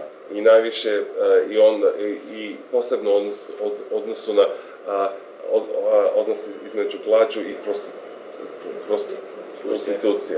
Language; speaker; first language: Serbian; non-native, fluent; English